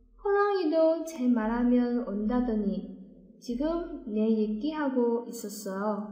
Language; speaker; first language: Korean; non-native, fluent; Chinese